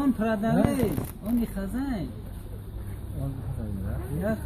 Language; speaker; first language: Russian; non-native, learner; Tajik